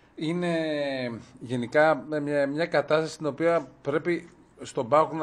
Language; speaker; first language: Greek; native; Greek